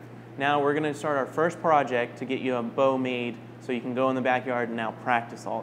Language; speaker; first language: English; native; English